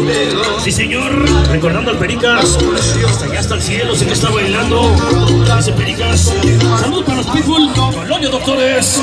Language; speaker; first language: Spanish; native; Spanish